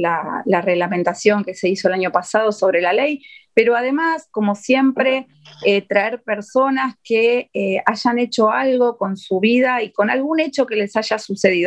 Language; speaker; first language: Spanish; native; Spanish